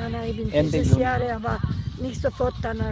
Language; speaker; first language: German; non-native, learner; Serbian